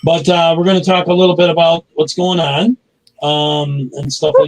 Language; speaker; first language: English; native; English